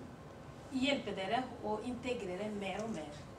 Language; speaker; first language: Norwegian; non-native, learner; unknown